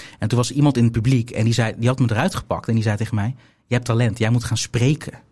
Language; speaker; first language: Dutch; native; Dutch